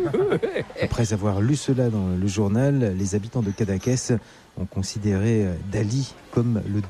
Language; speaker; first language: French; native; French